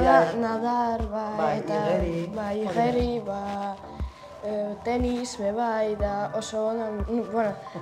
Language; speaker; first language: Basque; non-native, learner; Ukrainian